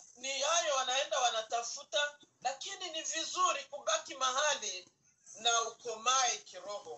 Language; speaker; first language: Swahili; native; Swahili